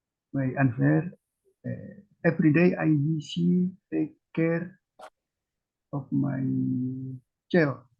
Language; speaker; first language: English; non-native, learner; Indonesian